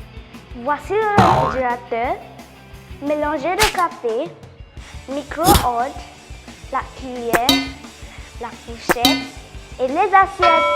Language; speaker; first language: French; non-native, learner; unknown